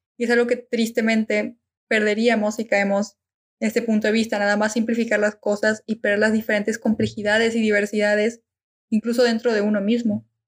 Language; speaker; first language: Spanish; native; Spanish